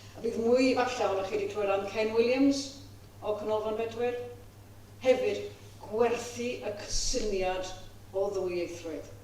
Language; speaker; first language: Welsh; non-native, fluent; English